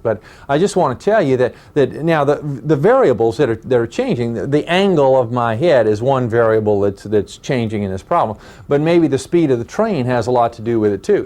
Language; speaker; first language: English; native; English